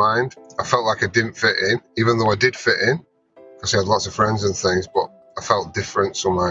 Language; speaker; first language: English; native; English